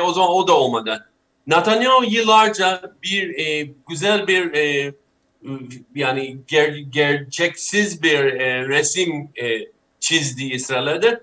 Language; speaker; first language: Turkish; non-native, fluent; English